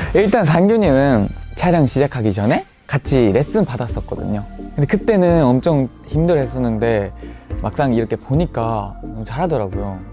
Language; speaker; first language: Korean; non-native, fluent; Japanese